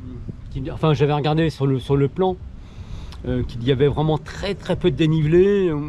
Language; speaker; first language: French; native; French